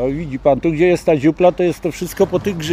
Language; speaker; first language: Polish; native; Polish